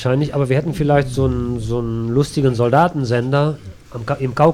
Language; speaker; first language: German; native; German